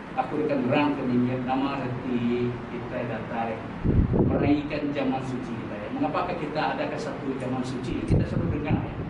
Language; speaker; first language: Malay; non-native, local second language; Iban